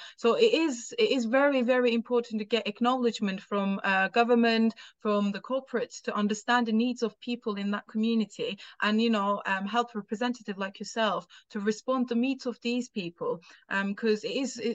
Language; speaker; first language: English; non-native, fluent; Turkish